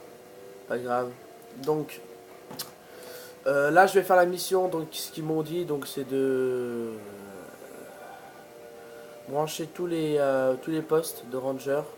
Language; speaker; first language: French; native; French